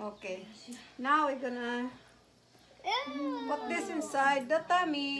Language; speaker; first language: English; non-native, local second language; Filipino